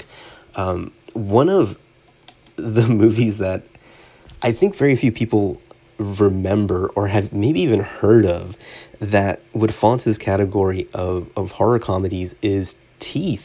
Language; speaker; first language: English; native; English